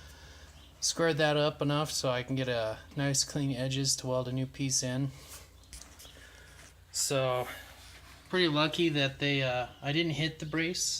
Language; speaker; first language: English; native; English